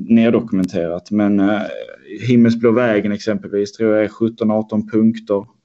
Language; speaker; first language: Swedish; native; Swedish